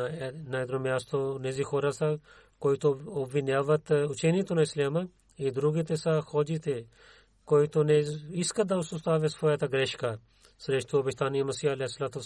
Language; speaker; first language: Bulgarian; non-native, learner; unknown